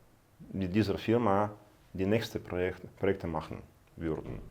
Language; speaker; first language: German; non-native, fluent; Russian